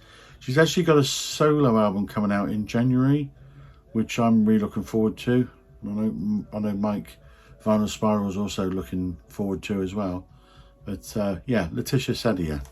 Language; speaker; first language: English; native; English